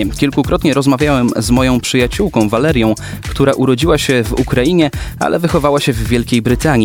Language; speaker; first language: Polish; native; Polish